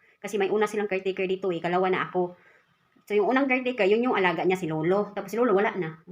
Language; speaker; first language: Filipino; non-native, local second language; Cebuano